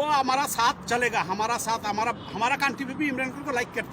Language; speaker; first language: Hindi; non-native, fluent; Bangla